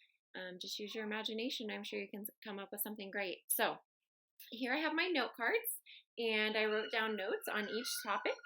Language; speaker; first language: English; native; English